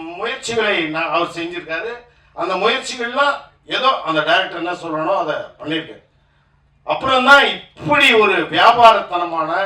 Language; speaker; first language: Tamil; native; Tamil